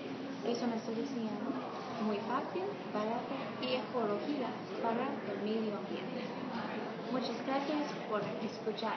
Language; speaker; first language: Spanish; non-native, learner; English